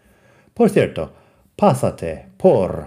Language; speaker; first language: Spanish; non-native, fluent; English